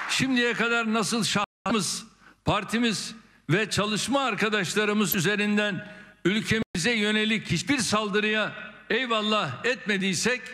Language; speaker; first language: Turkish; native; Turkish